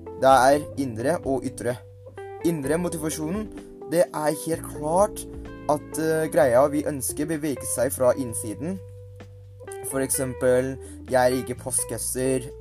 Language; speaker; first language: Norwegian; non-native, learner; Thai